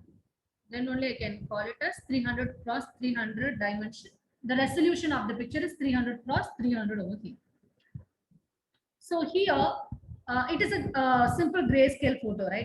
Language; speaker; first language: English; non-native, local second language; Tamil